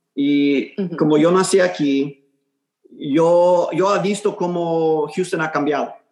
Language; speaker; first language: Spanish; early bilingual, heritage; Spanish